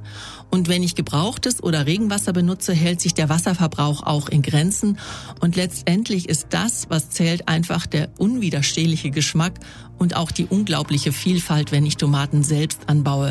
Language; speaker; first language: German; native; German